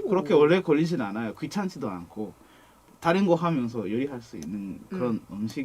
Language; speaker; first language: Korean; non-native, fluent; Kinyarwanda